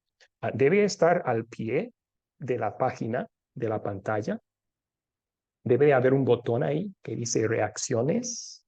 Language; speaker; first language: Spanish; non-native, fluent; English